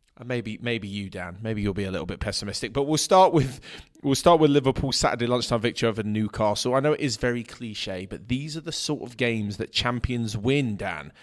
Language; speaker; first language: English; native; English